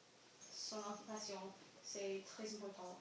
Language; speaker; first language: French; non-native, learner; English